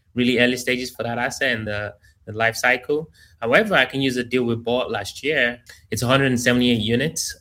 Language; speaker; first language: English; non-native, local second language; Yoruba